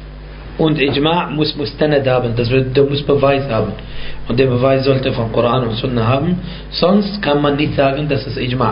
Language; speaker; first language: German; non-native, fluent; Arabic